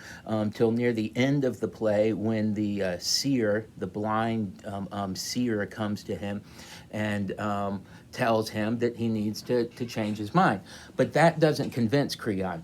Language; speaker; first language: English; native; English